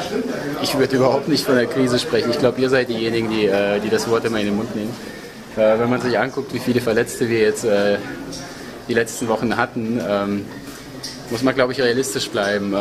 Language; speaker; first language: German; native; German